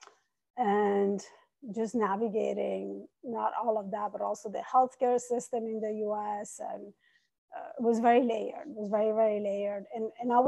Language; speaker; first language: English; non-native, fluent; Italian